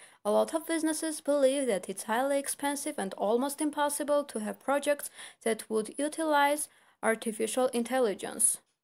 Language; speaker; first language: English; non-native, fluent; Armenian